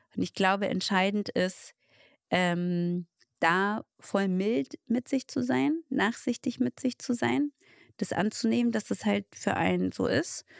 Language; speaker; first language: German; early bilingual, other home language; Tigrinya